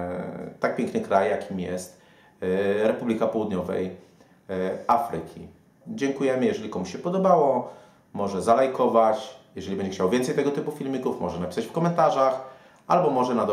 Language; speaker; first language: Polish; native; Polish